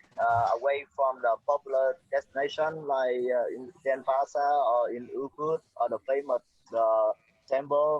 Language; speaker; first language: English; non-native, fluent; Vietnamese